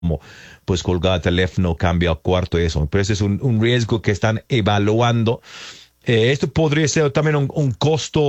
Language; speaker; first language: Spanish; non-native, fluent; English